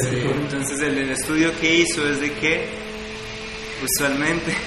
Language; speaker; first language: Spanish; native; Spanish